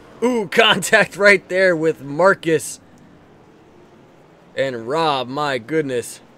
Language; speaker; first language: English; native; English